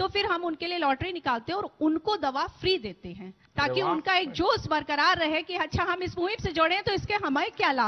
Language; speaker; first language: Hindi; native; Hindi